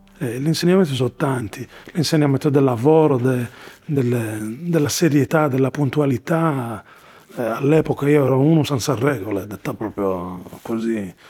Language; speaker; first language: Italian; non-native, fluent; Arabic